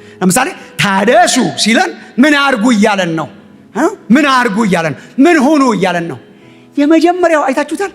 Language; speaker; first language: Amharic; native; Amharic